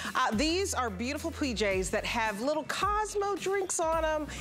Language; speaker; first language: English; native; English